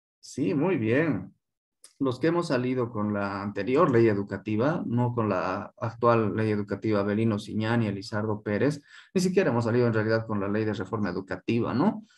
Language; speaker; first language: Spanish; non-native, local second language; Quechua